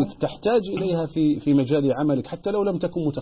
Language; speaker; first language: Arabic; native; Arabic